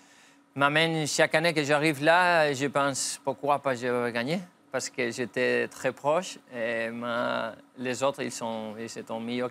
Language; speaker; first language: French; non-native, fluent; Spanish